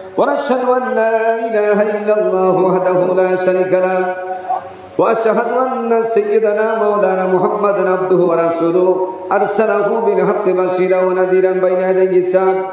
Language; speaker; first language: Arabic; non-native, fluent; Bangla